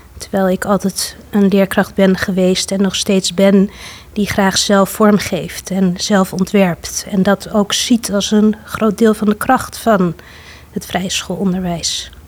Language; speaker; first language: Dutch; native; Dutch